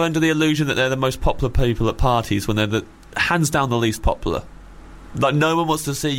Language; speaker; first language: English; native; English